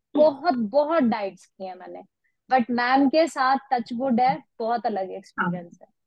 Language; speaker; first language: Hindi; native; Hindi